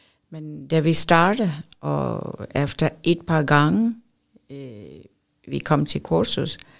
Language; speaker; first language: Danish; non-native, fluent; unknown